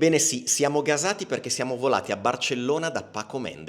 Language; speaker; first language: Italian; native; Italian